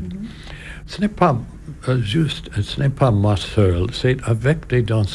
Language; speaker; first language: French; non-native, learner; English